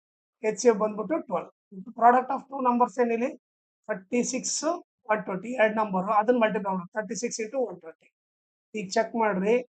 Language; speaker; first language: Kannada; native; Kannada